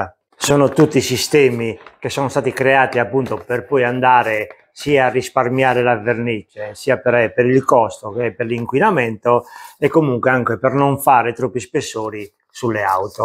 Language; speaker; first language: Italian; native; Italian